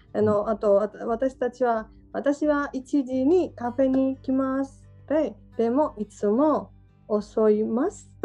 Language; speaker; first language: Japanese; non-native, learner; Georgian